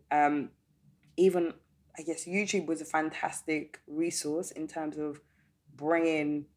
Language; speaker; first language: English; native; English